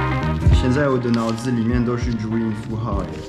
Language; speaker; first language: Chinese; non-native, fluent; French